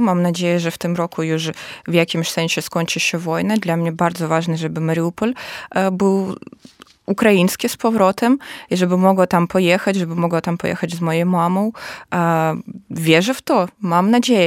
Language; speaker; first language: Polish; non-native, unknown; Russian